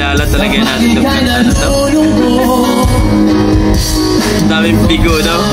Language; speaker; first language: Filipino; native; Filipino